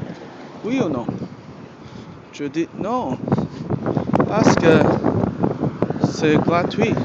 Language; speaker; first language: French; non-native, learner; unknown